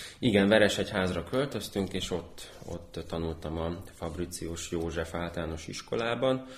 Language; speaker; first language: Hungarian; early bilingual, other home language; Ukrainian